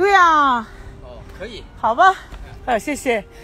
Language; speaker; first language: Chinese; non-native, learner; Russian